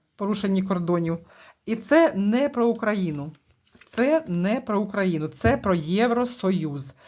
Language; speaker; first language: Ukrainian; non-native, local second language; Russian